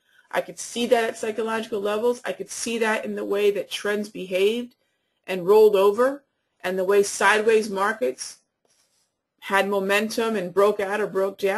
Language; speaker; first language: English; native; English